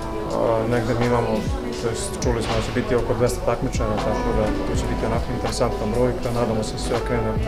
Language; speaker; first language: Serbian; native; Serbian